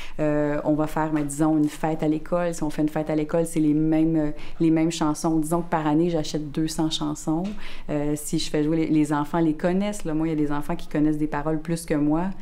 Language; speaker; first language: French; native; French